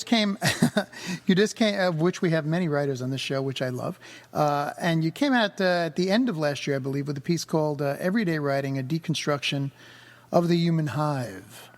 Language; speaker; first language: English; native; English